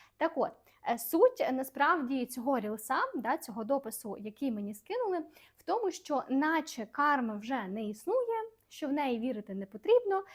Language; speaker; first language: Ukrainian; non-native, local second language; Russian